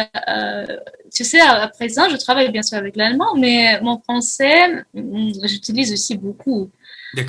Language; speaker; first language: French; non-native, fluent; Russian